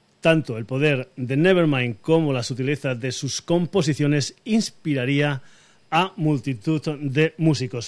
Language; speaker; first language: Spanish; native; Spanish